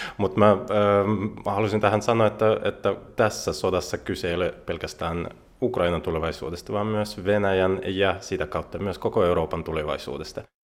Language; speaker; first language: Finnish; non-native, fluent; Russian